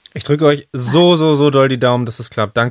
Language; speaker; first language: German; native; German